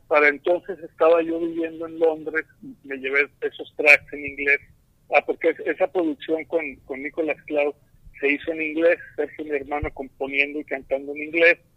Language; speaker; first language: Spanish; native; Spanish